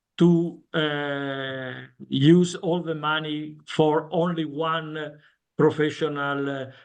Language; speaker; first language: English; non-native, learner; Italian